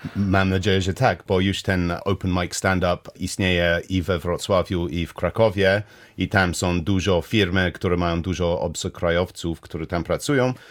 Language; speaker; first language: Polish; non-native, learner; English